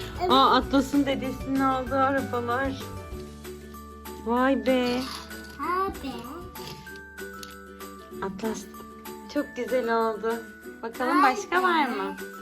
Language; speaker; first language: Turkish; native; Turkish